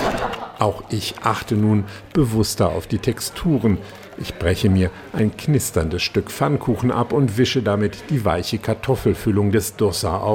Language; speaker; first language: German; native; German